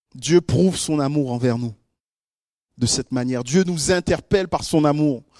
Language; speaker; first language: French; native; French